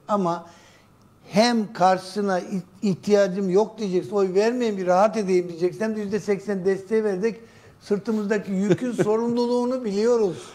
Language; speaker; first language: Turkish; native; Turkish